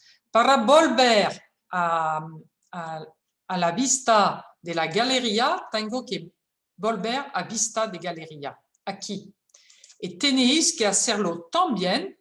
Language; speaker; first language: Spanish; non-native, fluent; French